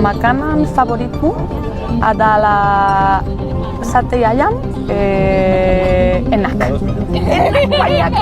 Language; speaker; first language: Indonesian; non-native, learner; Spanish